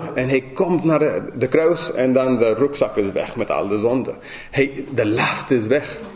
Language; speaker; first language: Dutch; non-native, fluent; English